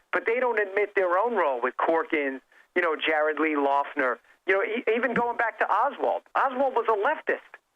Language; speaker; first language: English; native; English